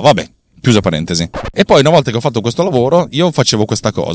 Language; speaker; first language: Italian; native; Italian